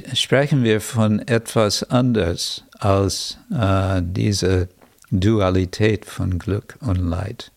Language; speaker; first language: German; non-native, fluent; English